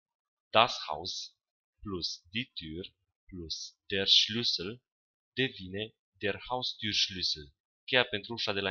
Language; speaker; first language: German; non-native, fluent; Romanian